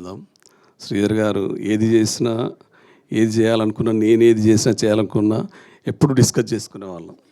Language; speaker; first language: Telugu; native; Telugu